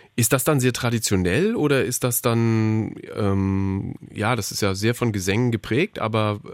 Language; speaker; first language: German; native; German